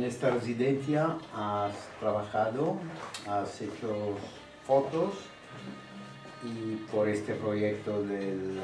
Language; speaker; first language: Spanish; non-native, fluent; Italian